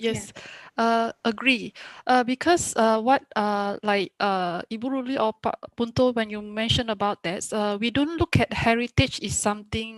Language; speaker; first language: English; non-native, local second language; Malay